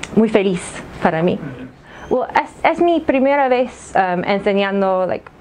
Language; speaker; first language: Spanish; non-native, fluent; English